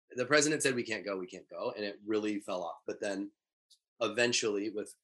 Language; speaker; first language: English; native; English